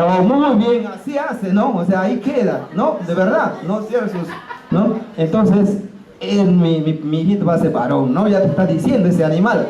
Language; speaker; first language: Spanish; non-native, fluent; English